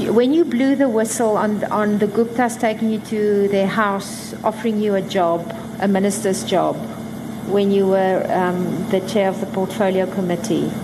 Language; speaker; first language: English; non-native, local second language; Afrikaans